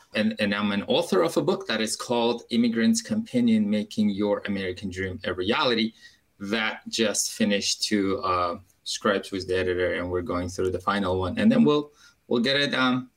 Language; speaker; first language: English; non-native, fluent; Uzbek